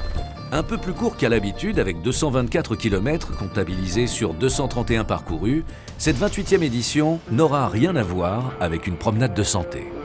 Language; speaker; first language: French; native; French